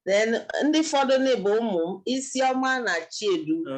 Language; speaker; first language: Igbo; native; Igbo